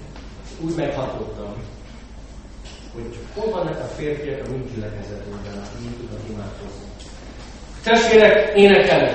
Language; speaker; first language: Hungarian; non-native, fluent; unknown